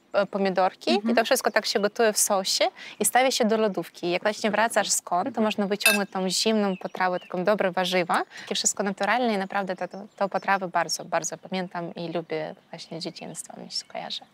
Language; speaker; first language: Polish; non-native, fluent; Russian